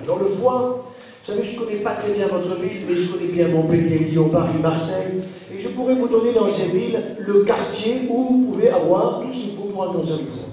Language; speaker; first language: French; native; French